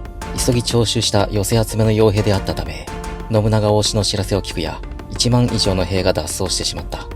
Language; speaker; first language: Japanese; native; Japanese